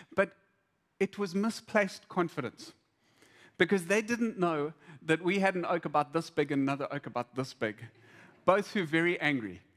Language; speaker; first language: English; native; English